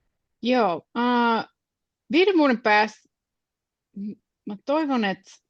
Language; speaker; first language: Finnish; non-native, fluent; English